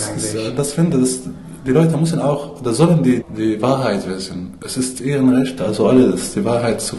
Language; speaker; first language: German; non-native, fluent; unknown